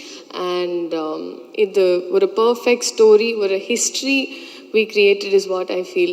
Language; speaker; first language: Tamil; non-native, fluent; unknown